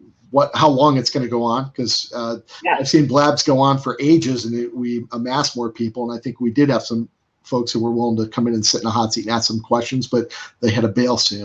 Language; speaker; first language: English; native; English